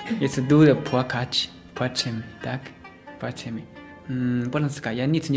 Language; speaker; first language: Polish; non-native, learner; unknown